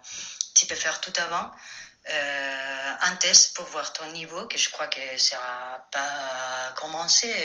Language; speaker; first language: French; non-native, fluent; Spanish